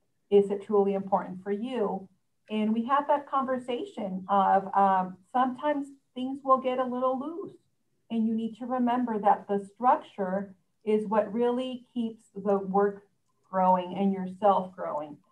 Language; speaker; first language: English; non-native, fluent; Spanish